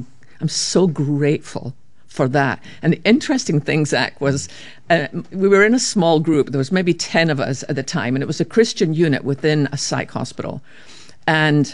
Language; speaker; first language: English; native; English